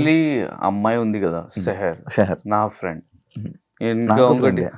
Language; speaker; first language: Telugu; non-native, learner; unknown